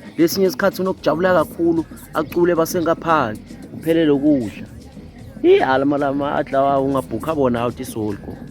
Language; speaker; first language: Zulu; non-native, local second language; Swati